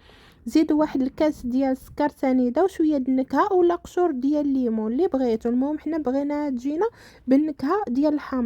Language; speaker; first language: Arabic; native; Arabic